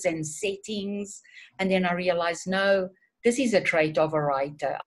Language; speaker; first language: English; non-native, fluent; Portuguese